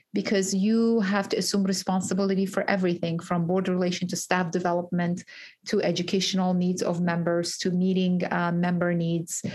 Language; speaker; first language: English; early bilingual, other home language; Kurdish